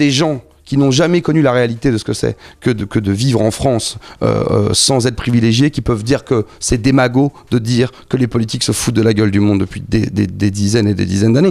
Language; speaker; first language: French; native; French